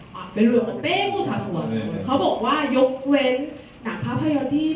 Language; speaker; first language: Korean; non-native, fluent; Thai